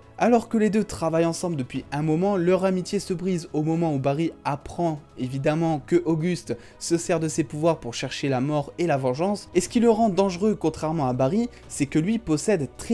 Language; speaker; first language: French; native; French